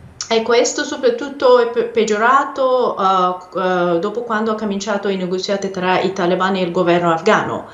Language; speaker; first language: Italian; non-native, fluent; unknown